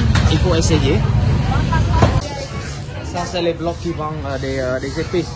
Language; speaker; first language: French; non-native, fluent; Khmer